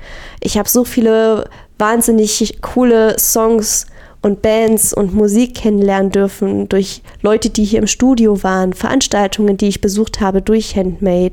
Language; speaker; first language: German; native; German